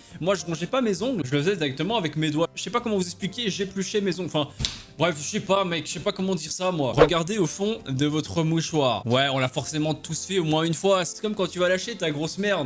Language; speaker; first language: French; native; French